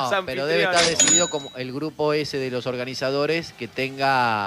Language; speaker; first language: Spanish; native; Spanish